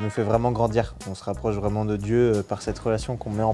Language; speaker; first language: French; native; French